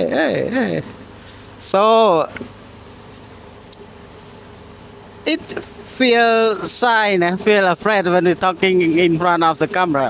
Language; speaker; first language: English; non-native, learner; Khmer